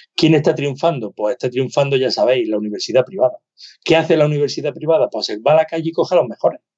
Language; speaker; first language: Spanish; native; Spanish